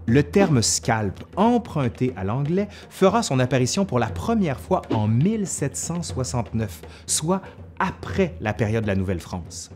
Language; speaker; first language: French; native; French